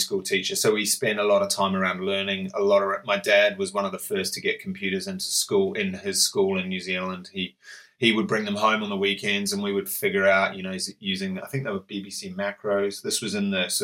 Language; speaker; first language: English; native; English